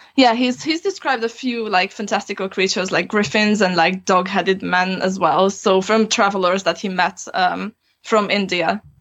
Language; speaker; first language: English; non-native, fluent; Romanian